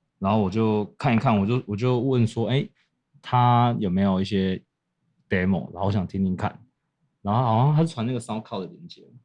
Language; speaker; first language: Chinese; native; Chinese